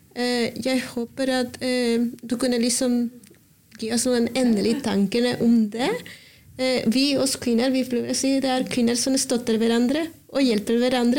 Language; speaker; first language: Norwegian; non-native, learner; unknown